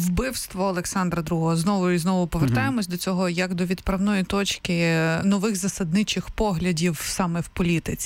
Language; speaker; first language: Ukrainian; native; Ukrainian